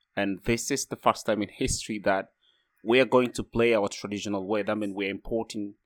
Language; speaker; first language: English; non-native, fluent; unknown